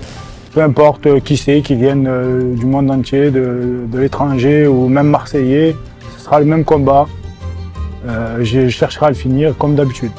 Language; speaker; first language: French; native; French